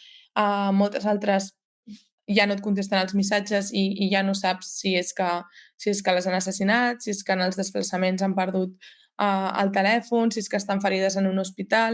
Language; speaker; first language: Catalan; native; Catalan